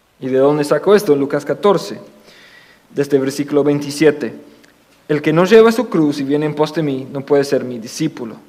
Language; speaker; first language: Spanish; non-native, fluent; English